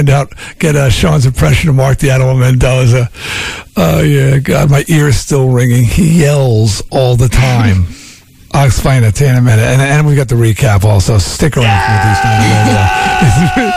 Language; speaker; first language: English; native; English